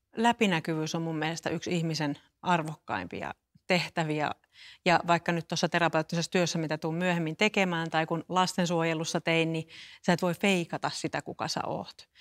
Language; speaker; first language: Finnish; native; Finnish